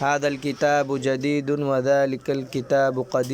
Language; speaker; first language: Arabic; non-native, fluent; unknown